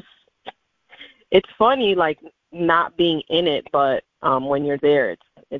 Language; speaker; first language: English; native; English